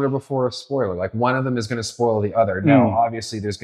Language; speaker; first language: English; native; English